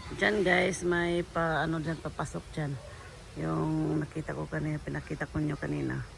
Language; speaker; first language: Filipino; non-native, local second language; Cebuano